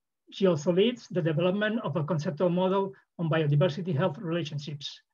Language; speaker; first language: English; non-native, fluent; Catalan